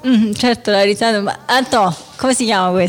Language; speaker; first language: Italian; native; Italian